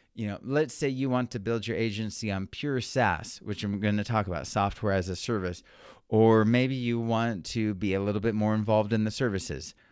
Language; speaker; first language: English; native; English